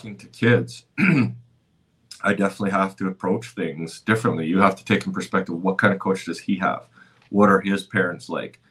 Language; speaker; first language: English; native; English